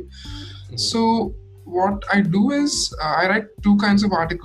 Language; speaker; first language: English; non-native, local second language; Malayalam